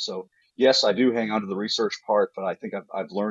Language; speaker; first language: English; native; English